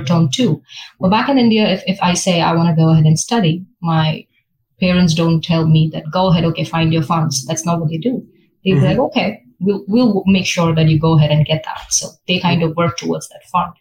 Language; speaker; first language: English; non-native, local second language; Malayalam